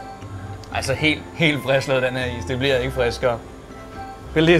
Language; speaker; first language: Danish; native; Danish